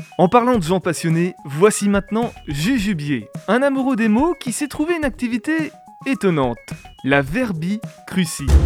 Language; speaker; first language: French; native; French